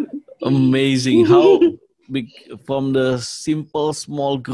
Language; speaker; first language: English; non-native, learner; Indonesian